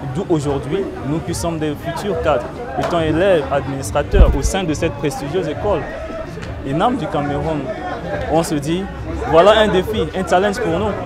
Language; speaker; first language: French; non-native, local second language; Sango